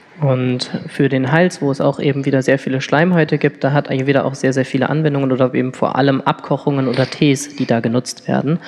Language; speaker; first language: German; native; German